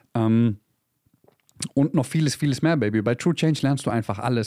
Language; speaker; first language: German; early bilingual, other home language; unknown